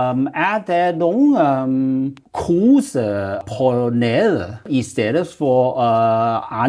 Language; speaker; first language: Danish; non-native, learner; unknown